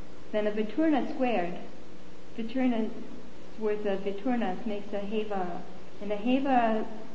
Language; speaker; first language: English; native; English